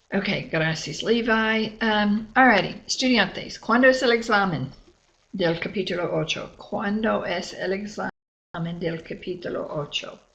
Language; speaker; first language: Spanish; non-native, fluent; English